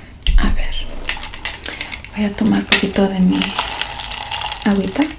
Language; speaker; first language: Spanish; early bilingual, heritage; Spanish